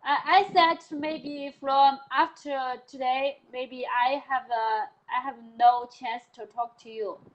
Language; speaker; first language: English; non-native, learner; Chinese